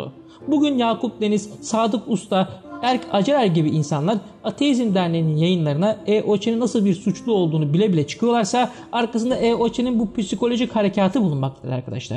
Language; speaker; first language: Turkish; native; Turkish